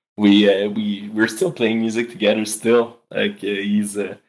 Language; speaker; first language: English; native; English